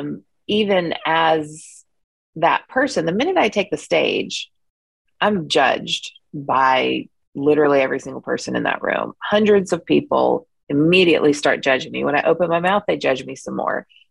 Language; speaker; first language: English; native; English